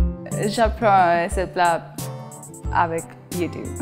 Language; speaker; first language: French; non-native, learner; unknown